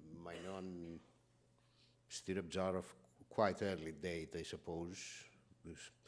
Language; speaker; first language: English; non-native, fluent; Greek